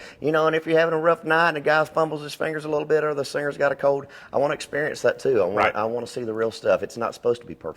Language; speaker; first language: English; native; English